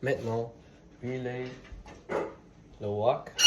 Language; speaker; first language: French; non-native, learner; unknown